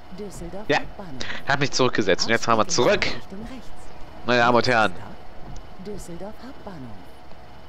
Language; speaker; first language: German; native; German